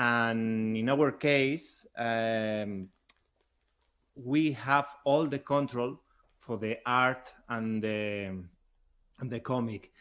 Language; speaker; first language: English; non-native, learner; Spanish